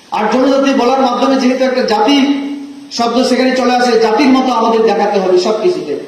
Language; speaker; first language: Bangla; non-native, local second language; Kok Borok